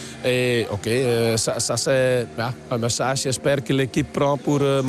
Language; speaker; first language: French; non-native, local second language; Dutch